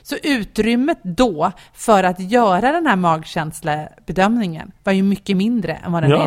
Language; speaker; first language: Swedish; native; Swedish